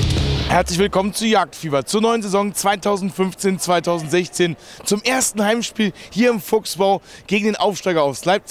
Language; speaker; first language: German; native; German